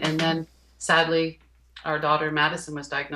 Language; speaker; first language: English; native; English